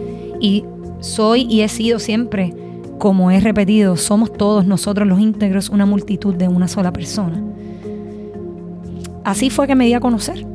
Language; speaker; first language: Spanish; native; Spanish